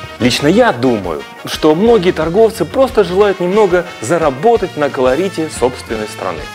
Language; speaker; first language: Russian; native; Russian